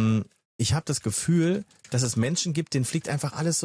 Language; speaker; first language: German; native; German